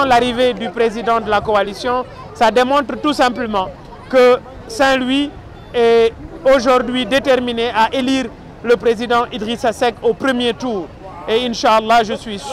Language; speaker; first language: French; non-native, local second language; Wolof